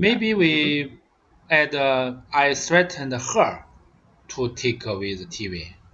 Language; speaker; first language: English; non-native, learner; Vietnamese